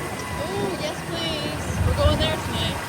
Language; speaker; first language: English; native; English